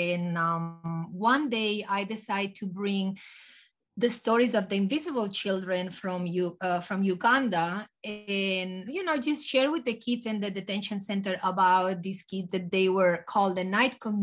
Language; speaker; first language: English; non-native, fluent; Spanish